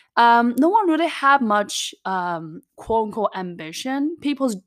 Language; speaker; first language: English; non-native, fluent; Chinese